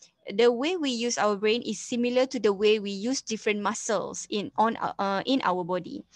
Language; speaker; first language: English; non-native, local second language; Malay